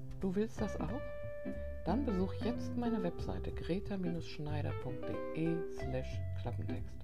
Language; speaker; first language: German; native; German